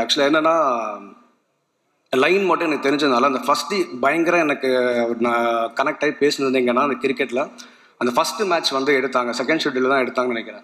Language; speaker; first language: Tamil; native; Tamil